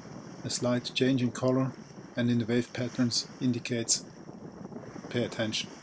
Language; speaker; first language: English; non-native, fluent; German